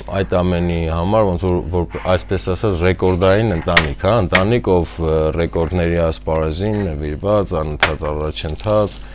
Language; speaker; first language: Armenian; native; Armenian